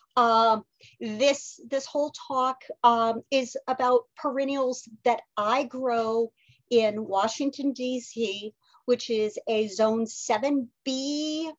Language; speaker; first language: English; native; English